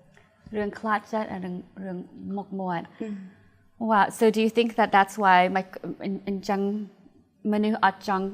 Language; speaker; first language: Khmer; early bilingual, heritage; Khmer